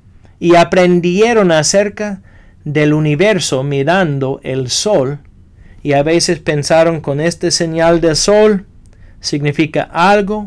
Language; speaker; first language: Spanish; non-native, fluent; English